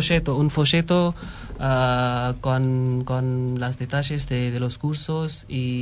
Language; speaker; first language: Spanish; non-native, fluent; Hindi